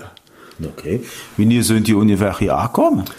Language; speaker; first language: German; native; German